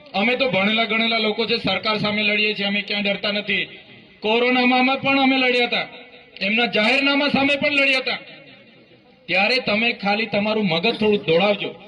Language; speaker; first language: Gujarati; non-native, local second language; Vasavi